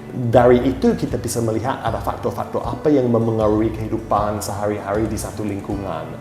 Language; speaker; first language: Indonesian; non-native, fluent; English